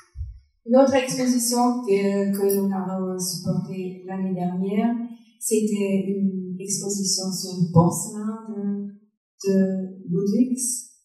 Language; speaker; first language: French; non-native, fluent; German